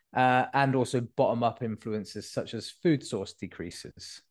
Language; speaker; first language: English; native; English